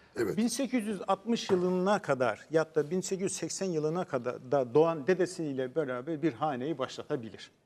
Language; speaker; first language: Turkish; native; Turkish